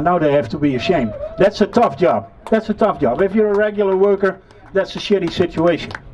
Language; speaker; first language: English; non-native, fluent; Dutch